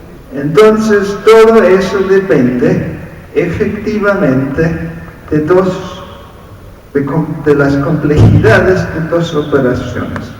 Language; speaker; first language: Spanish; non-native, fluent; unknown